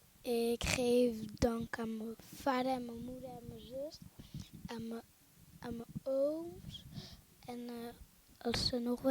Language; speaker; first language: Dutch; early bilingual, other home language; Lingala